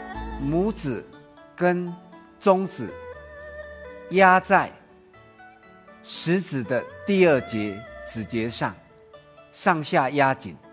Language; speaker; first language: Chinese; native; Chinese